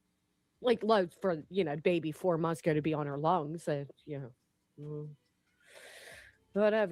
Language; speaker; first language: English; native; English